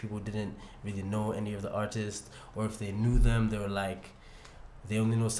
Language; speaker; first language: English; non-native, local second language; Ganda